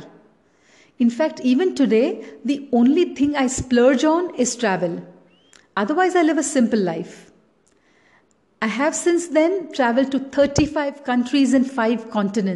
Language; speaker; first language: English; non-native, local second language; Tamil